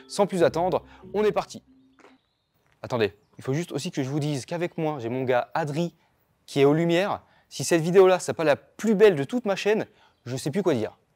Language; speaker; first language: French; native; French